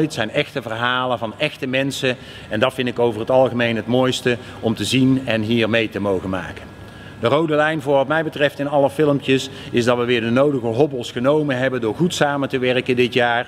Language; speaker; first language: Dutch; native; Dutch